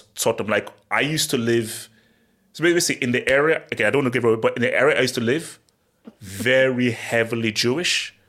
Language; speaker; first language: English; early bilingual, other home language; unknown